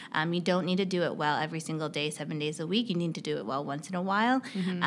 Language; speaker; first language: English; native; English